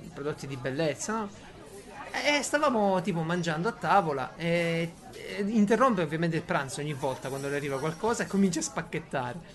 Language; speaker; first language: Italian; native; Italian